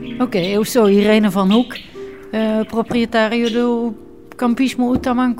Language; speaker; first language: Portuguese; non-native, learner; Dutch